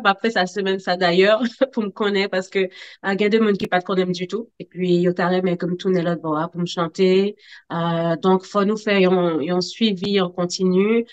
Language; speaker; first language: French; native; French